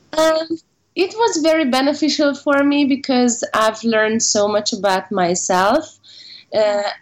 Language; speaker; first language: English; non-native, fluent; Hungarian